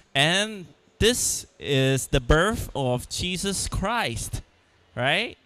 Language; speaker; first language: English; non-native, fluent; Vietnamese